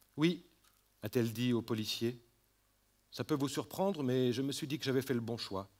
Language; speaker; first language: French; native; French